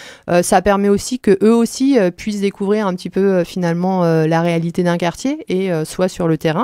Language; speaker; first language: French; native; French